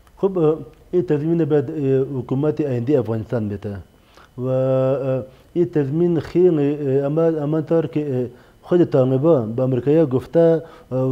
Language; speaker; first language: Persian; non-native, local second language; Pashto